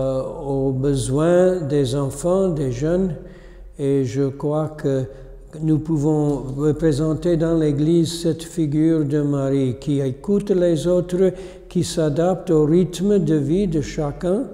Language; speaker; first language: French; non-native, fluent; English